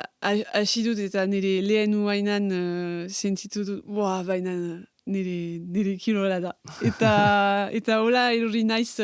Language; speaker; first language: Basque; non-native, local second language; French